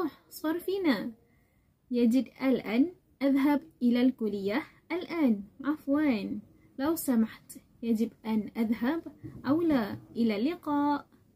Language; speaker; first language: Arabic; non-native, learner; Malay